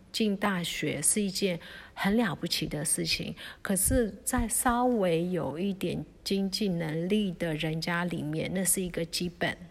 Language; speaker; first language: Chinese; early bilingual, heritage; Chinese